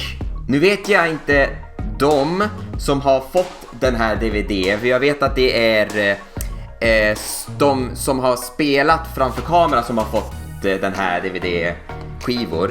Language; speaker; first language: Swedish; native; Swedish